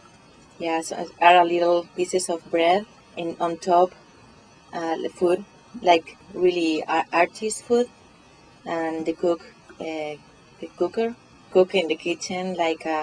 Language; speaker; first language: English; non-native, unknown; Spanish